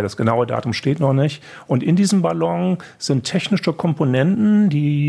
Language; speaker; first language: German; native; German